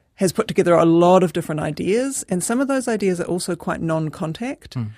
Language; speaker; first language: English; native; English